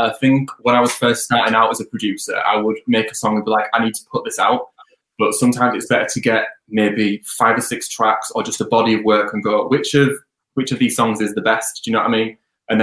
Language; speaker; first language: English; native; English